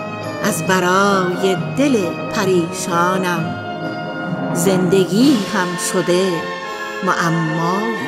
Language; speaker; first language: Persian; native; Persian